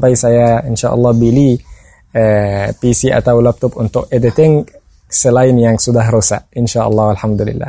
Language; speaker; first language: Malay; non-native, fluent; Arabic